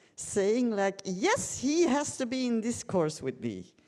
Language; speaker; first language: English; non-native, fluent; Dutch